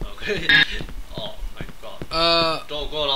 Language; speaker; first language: English; native; English